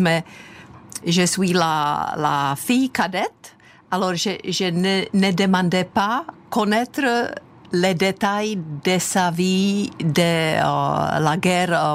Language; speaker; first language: French; non-native, fluent; Czech